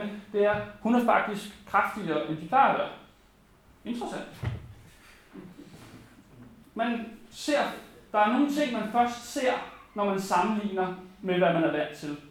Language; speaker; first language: Danish; native; Danish